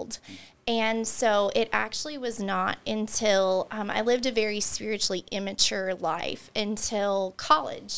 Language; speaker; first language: English; native; English